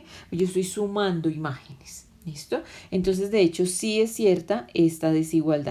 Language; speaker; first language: Spanish; native; Spanish